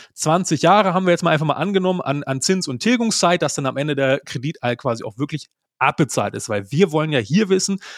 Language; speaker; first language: German; native; German